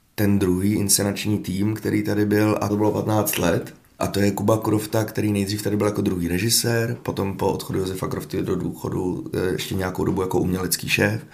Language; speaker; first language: Czech; native; Czech